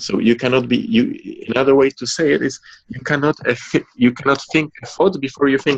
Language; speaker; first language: English; non-native, fluent; Polish